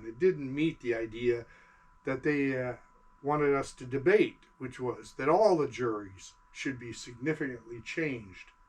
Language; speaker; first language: English; native; English